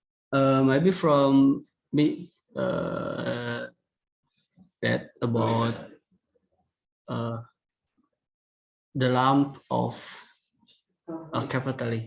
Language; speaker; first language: English; non-native, learner; Indonesian